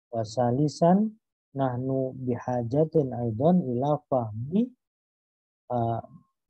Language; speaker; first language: Arabic; non-native, learner; Indonesian